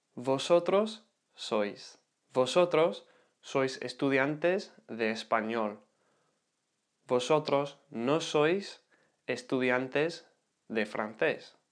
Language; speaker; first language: Spanish; non-native, fluent; English